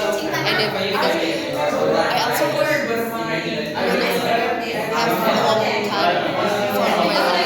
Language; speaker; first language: English; non-native, learner; Indonesian